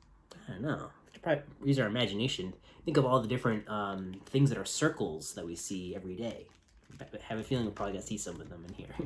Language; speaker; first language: English; native; English